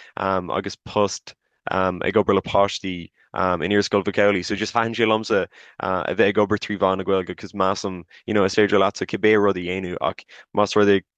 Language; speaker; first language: Irish; non-native, local second language; English